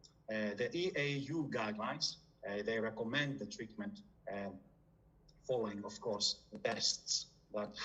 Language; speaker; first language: English; non-native, fluent; Greek